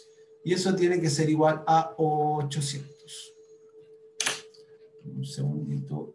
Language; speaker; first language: Spanish; native; Spanish